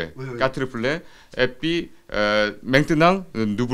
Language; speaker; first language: French; non-native, fluent; Korean